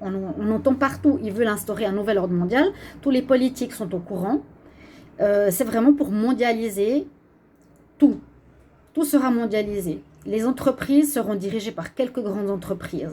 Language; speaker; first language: French; native; French